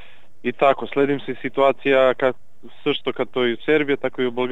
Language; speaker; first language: Bulgarian; non-native, learner; Serbian